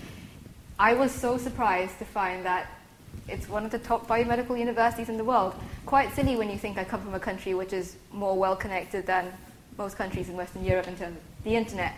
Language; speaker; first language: English; native; English